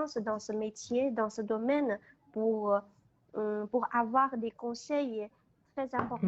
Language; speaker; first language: French; non-native, learner; Chinese